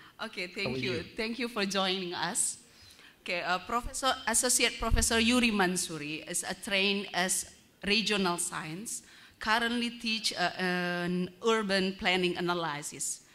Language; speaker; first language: English; non-native, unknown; Indonesian